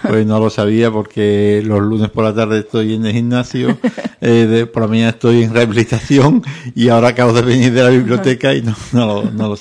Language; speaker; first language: Spanish; native; Spanish